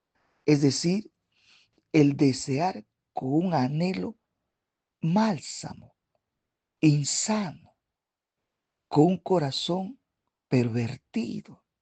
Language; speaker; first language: Spanish; native; Spanish